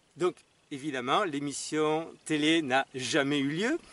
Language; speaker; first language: French; native; French